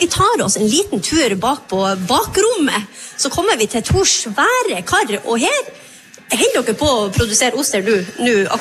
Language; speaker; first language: Norwegian; native; Norwegian